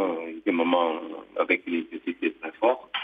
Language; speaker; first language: French; non-native, fluent; Portuguese